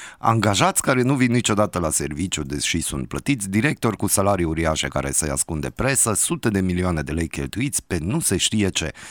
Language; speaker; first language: Romanian; native; Romanian